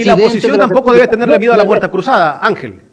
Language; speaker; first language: Spanish; native; Spanish